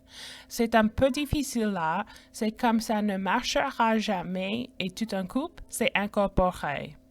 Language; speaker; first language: French; non-native, fluent; English